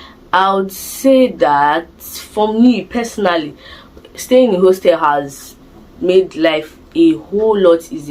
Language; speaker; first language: English; non-native, local second language; Igbo